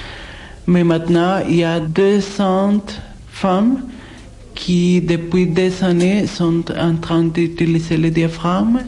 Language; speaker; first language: French; non-native, fluent; Spanish